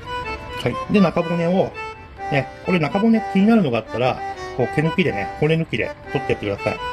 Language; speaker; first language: Japanese; native; Japanese